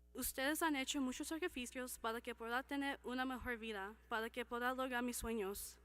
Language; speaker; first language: Spanish; early bilingual, heritage; Spanish